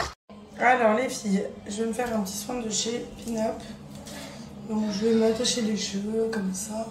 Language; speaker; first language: French; native; French